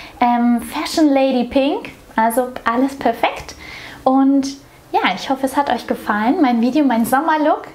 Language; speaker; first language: German; native; German